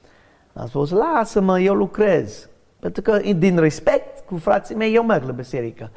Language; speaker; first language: Romanian; non-native, learner; English